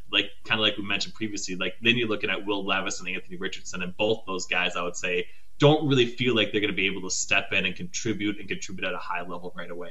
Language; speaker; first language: English; native; English